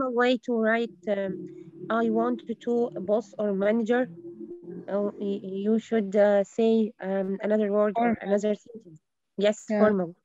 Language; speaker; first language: English; non-native, learner; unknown